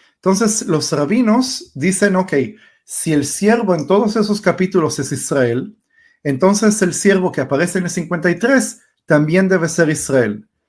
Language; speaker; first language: Spanish; early bilingual, heritage; Spanish